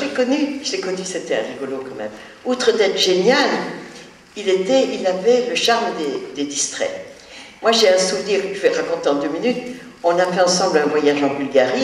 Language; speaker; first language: French; native; French